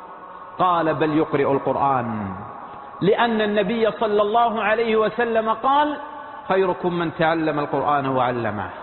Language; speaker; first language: Arabic; native; Arabic